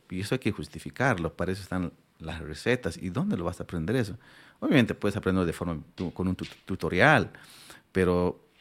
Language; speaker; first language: Spanish; non-native, local second language; Aymara